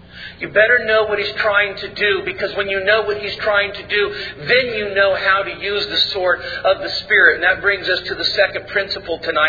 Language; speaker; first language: English; native; English